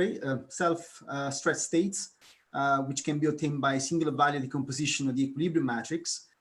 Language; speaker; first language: English; non-native, fluent; Italian